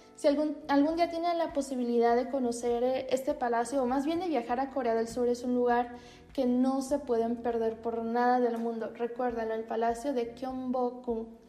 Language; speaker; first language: Spanish; native; Spanish